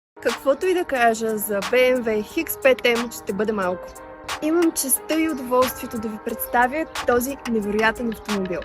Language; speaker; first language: Bulgarian; native; Bulgarian